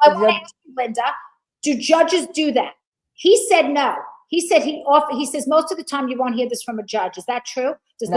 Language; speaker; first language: English; native; English